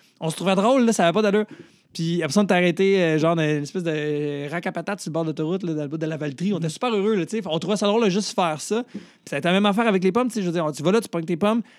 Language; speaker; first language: French; native; French